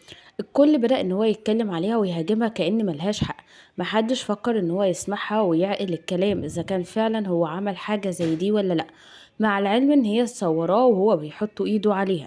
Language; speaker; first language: Arabic; native; Arabic